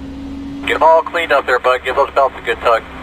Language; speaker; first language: English; native; English